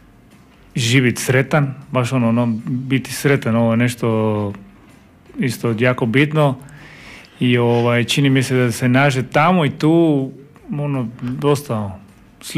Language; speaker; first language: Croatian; non-native, learner; Spanish